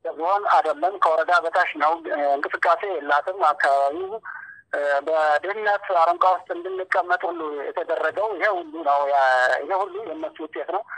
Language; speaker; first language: Amharic; native; Amharic